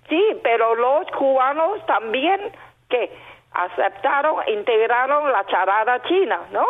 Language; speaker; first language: Spanish; non-native, fluent; Chinese